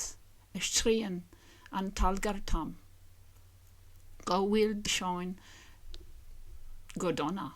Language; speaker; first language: Irish; non-native, learner; English